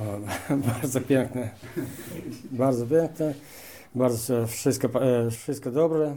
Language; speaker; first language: Polish; non-native, learner; Russian